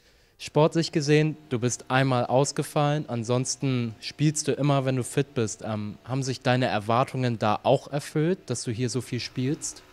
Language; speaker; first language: German; native; German